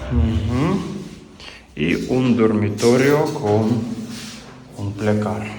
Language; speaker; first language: Spanish; non-native, fluent; Russian